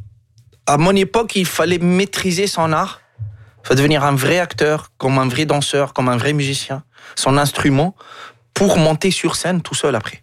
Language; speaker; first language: French; non-native, local second language; Arabic